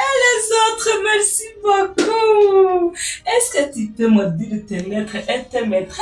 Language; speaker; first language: French; non-native, local second language; Kinyarwanda